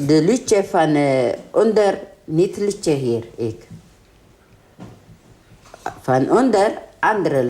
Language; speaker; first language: Dutch; non-native, learner; Tigrinya